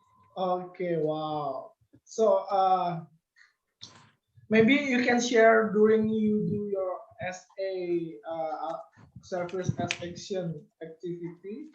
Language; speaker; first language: English; non-native, learner; Indonesian